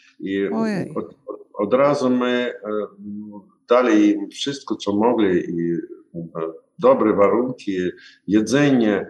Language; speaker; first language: Polish; non-native, learner; Ukrainian